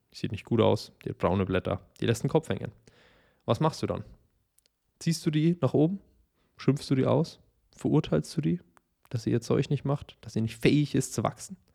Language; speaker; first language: German; native; German